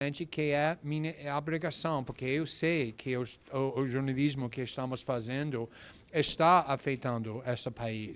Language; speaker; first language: Portuguese; non-native, fluent; English